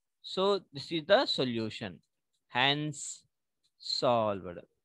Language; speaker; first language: English; non-native, local second language; Telugu